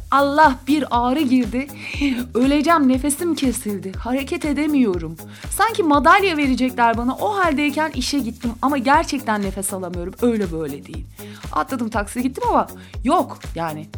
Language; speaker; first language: Turkish; native; Turkish